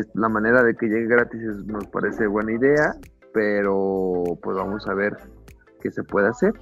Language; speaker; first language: Spanish; native; Spanish